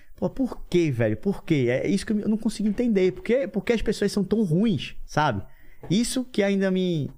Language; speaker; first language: Portuguese; native; Portuguese